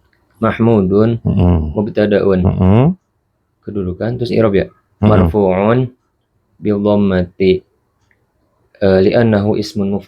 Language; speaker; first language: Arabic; non-native, learner; Indonesian